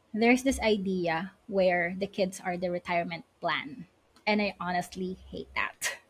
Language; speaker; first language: English; non-native, local second language; Filipino